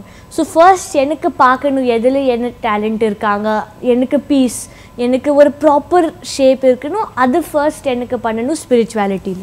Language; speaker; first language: Tamil; non-native, local second language; Hindi